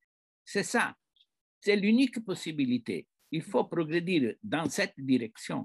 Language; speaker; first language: French; non-native, fluent; Italian